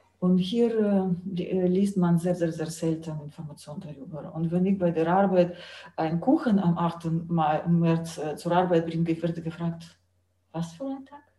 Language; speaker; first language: German; non-native, fluent; Russian